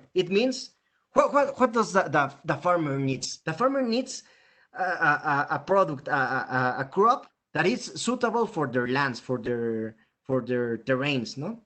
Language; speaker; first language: English; non-native, fluent; Spanish